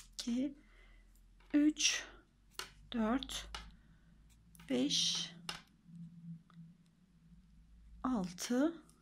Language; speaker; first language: Turkish; native; Turkish